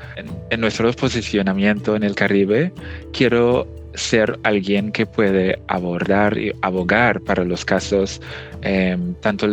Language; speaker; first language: Spanish; non-native, fluent; English